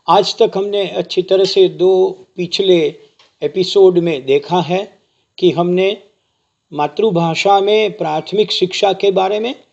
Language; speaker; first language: Hindi; non-native, local second language; Gujarati